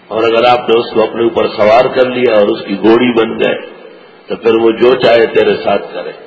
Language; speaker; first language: Urdu; non-native, local second language; Pashto